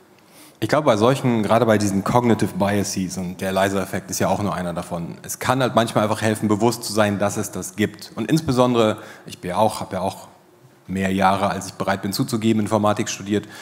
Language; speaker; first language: German; native; German